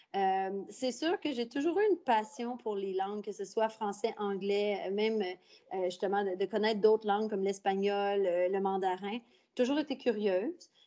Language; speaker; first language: French; native; French